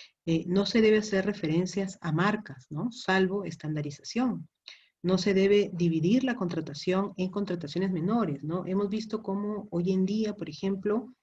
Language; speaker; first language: Spanish; native; Spanish